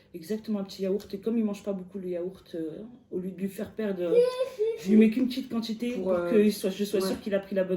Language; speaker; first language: French; native; French